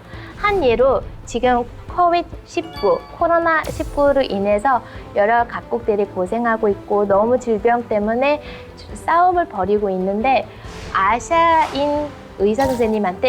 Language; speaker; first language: Korean; non-native, fluent; Mongolian